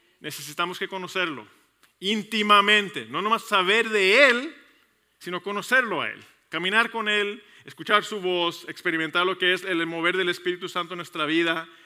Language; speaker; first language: Spanish; early bilingual, heritage; Spanish